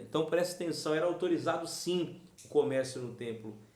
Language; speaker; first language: Portuguese; native; Portuguese